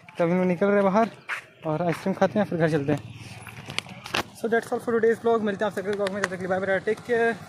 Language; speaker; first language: Hindi; native; Hindi